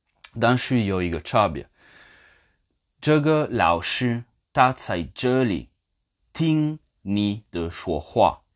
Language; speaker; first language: Chinese; non-native, fluent; English